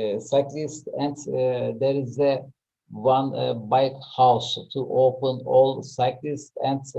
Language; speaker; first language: English; non-native, learner; Turkish